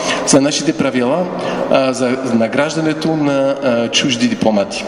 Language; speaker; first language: Bulgarian; non-native, fluent; French